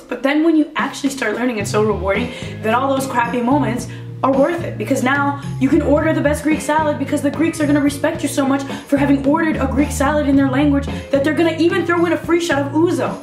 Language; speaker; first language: English; early bilingual, other home language; Portuguese